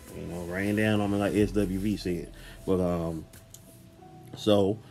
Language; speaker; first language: English; native; English